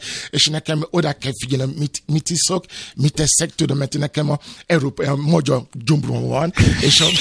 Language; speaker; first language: Hungarian; non-native, learner; Yoruba